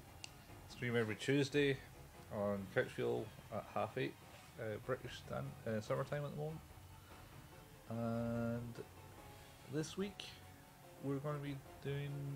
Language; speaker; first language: English; native; English